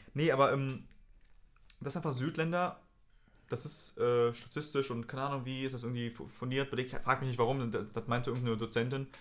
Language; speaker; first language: German; native; German